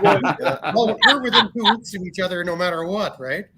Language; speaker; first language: English; native; English